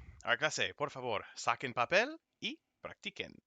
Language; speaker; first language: Spanish; non-native, fluent; English